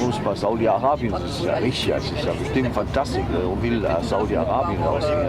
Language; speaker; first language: German; native; German